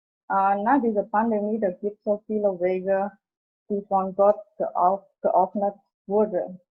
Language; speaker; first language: German; non-native, fluent; Indonesian